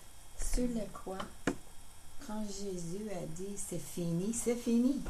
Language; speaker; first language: French; non-native, local second language; English